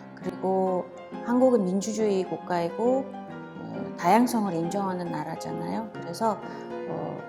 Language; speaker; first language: Korean; non-native, fluent; Mongolian